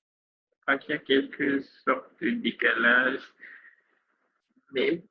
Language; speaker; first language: French; native; French